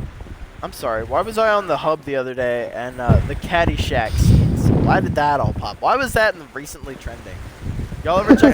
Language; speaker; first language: English; native; English